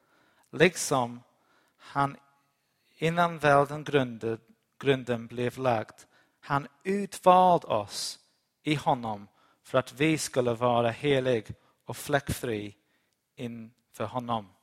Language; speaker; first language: Swedish; non-native, fluent; English